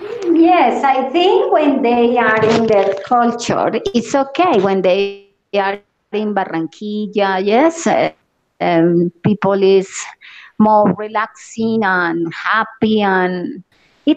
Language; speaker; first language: English; non-native, learner; Spanish